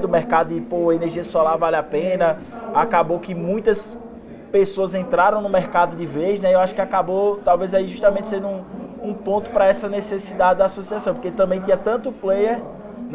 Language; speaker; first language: Portuguese; native; Portuguese